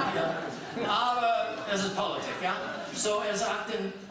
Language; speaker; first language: German; non-native, fluent; English